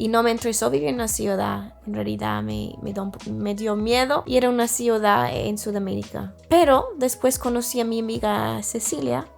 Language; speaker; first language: Spanish; non-native, fluent; English